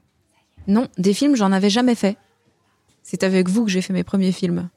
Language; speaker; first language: French; native; French